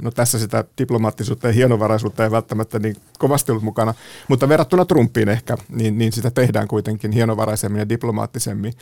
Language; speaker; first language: Finnish; native; Finnish